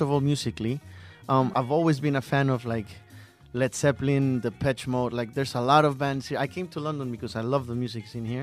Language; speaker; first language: English; early bilingual, other home language; Spanish